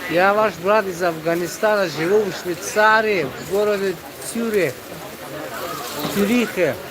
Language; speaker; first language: Russian; non-native, fluent; Tajik